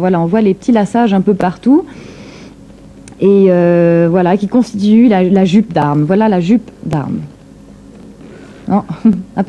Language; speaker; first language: French; native; French